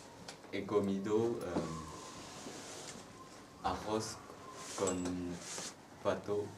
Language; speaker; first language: Spanish; non-native, learner; French